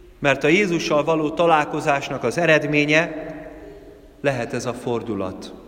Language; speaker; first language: Hungarian; native; Hungarian